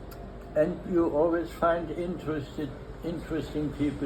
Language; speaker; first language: English; non-native, fluent; German